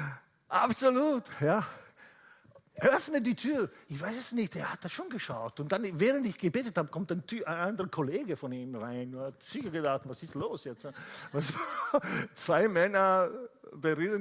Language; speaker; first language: German; non-native, fluent; Italian